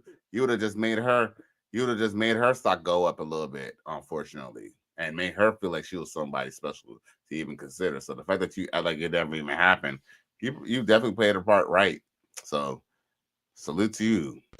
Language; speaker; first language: English; native; English